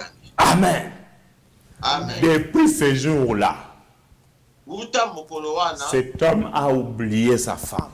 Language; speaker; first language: French; non-native, local second language; Lingala